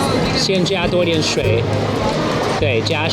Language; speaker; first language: Chinese; non-native, fluent; English